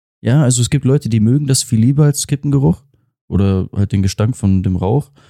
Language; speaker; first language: German; native; German